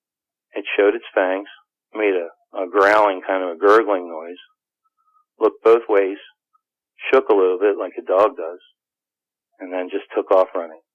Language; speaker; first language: English; native; English